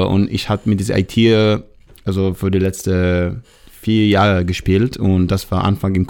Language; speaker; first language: German; non-native, learner; Hebrew